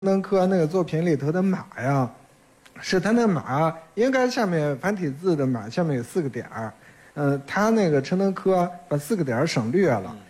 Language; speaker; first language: Chinese; native; Chinese